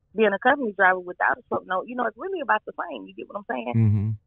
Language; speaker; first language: English; native; English